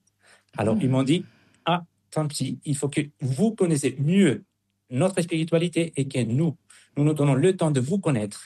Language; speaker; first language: French; non-native, fluent; Spanish